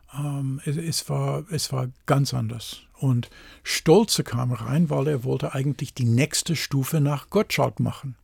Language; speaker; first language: German; non-native, fluent; English